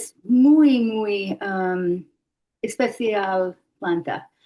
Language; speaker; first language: Spanish; non-native, learner; English